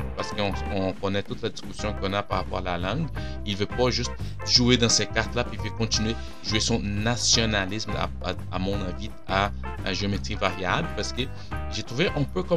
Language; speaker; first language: French; non-native, fluent; Portuguese